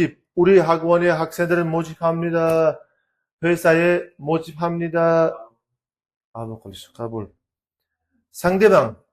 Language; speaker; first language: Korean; non-native, fluent; Uzbek